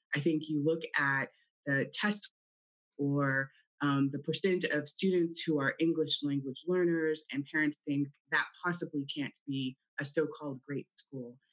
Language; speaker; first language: English; native; English